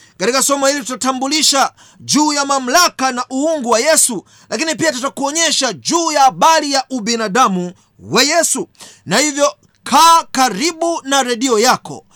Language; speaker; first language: Swahili; native; Swahili